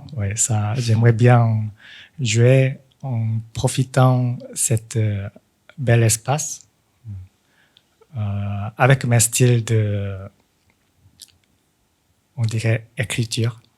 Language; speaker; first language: French; non-native, fluent; Korean